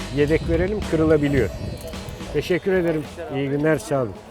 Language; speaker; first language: Turkish; native; Turkish